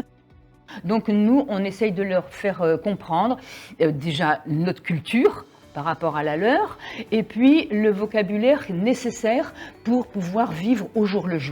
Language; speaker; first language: French; native; French